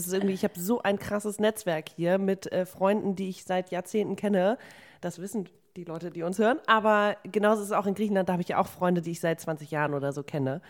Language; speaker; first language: German; native; German